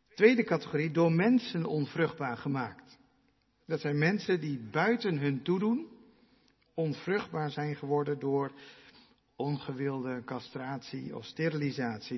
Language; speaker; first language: Dutch; non-native, local second language; Western Frisian